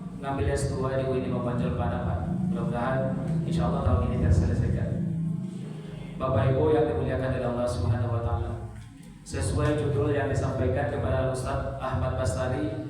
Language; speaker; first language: Indonesian; non-native, local second language; Minangkabau